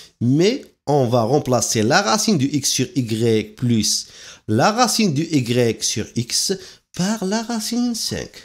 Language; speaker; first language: French; non-native, local second language; Arabic